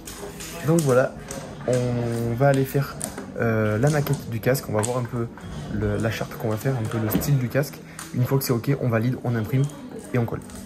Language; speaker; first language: French; native; French